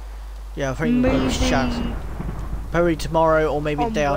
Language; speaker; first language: English; native; English